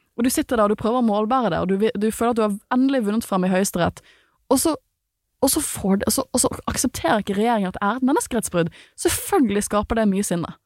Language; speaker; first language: Norwegian; native; Norwegian